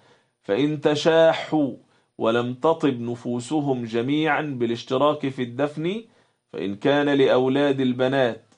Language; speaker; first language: Arabic; native; Arabic